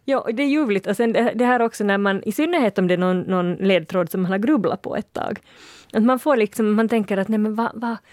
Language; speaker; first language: Swedish; native; Swedish